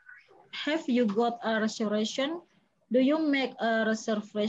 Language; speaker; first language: English; non-native, learner; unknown